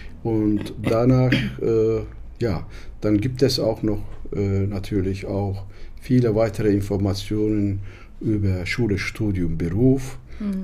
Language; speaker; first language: German; non-native, fluent; Turkish